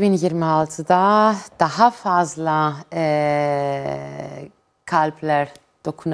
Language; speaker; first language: Turkish; non-native, fluent; Greek